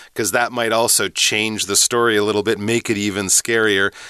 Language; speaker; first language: English; native; English